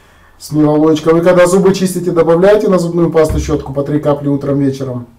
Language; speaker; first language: Russian; native; Russian